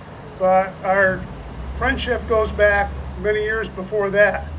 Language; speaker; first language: English; native; English